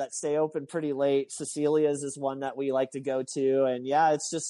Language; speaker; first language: English; native; English